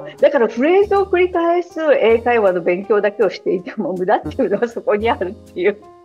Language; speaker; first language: Japanese; native; Japanese